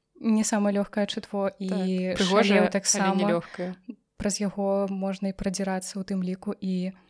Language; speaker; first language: Belarusian; non-native, local second language; Russian